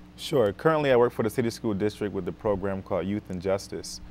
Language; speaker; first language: English; native; English